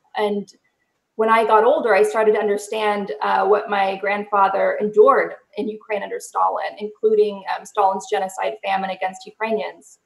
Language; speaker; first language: English; native; English